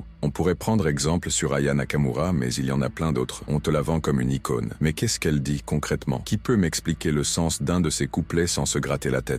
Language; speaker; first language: French; native; French